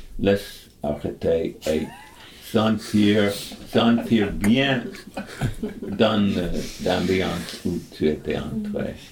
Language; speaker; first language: French; non-native, fluent; English